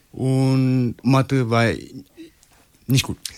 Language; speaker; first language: German; non-native, learner; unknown